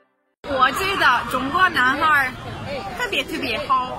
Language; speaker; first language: Chinese; non-native, fluent; Hungarian